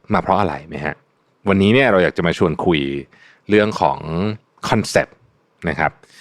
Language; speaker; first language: Thai; native; Thai